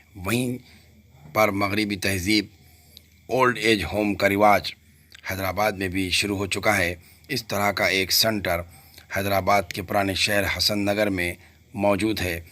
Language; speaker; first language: Urdu; native; Urdu